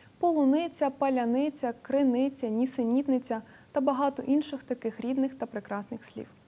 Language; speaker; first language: Ukrainian; native; Ukrainian